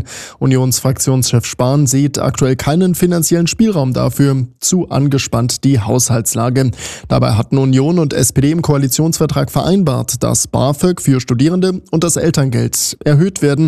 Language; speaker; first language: German; native; German